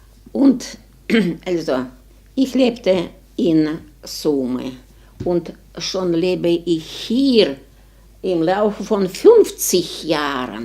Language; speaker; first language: German; non-native, learner; Ukrainian